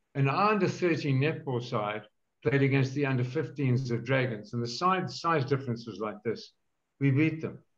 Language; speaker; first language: English; native; English